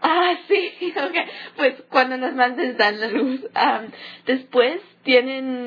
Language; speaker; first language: Spanish; early bilingual, heritage; English